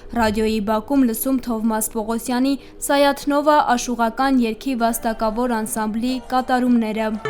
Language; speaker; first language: Armenian; native; Armenian